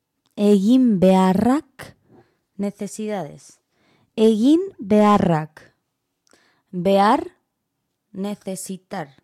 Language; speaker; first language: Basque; non-native, learner; Spanish